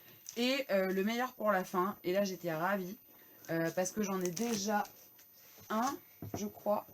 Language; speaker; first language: French; native; French